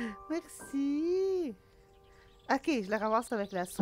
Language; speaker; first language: French; native; French